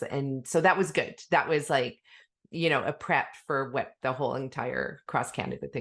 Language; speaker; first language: English; native; English